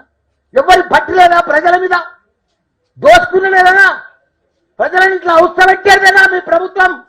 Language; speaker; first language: Telugu; native; Telugu